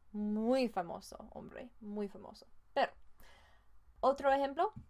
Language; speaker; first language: Spanish; non-native, fluent; English